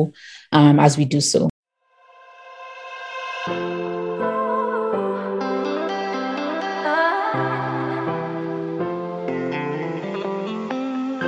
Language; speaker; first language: English; non-native, local second language; Yoruba